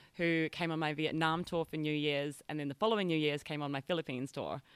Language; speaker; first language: English; native; English